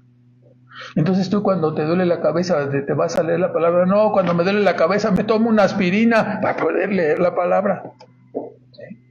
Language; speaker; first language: Spanish; native; Spanish